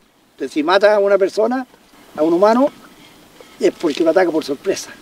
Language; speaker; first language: Spanish; native; Spanish